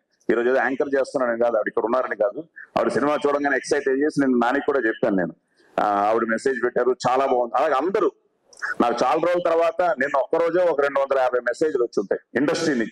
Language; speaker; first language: Telugu; native; Telugu